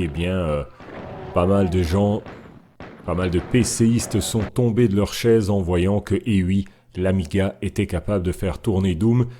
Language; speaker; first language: French; native; French